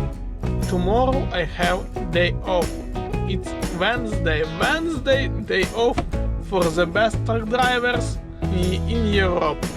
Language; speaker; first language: English; non-native, learner; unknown